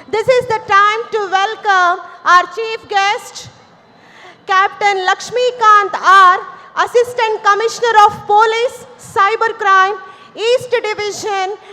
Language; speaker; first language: English; non-native, local second language; Kannada